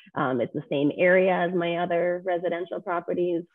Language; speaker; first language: English; native; English